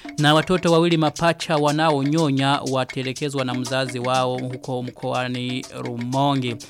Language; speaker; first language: Swahili; non-native, local second language; Rundi